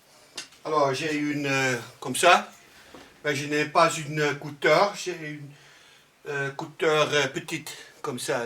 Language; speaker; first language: French; non-native, learner; Dutch